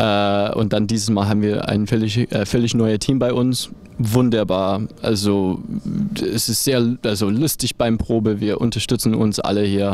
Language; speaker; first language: German; non-native, fluent; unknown